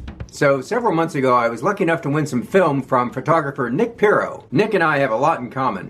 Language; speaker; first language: English; native; English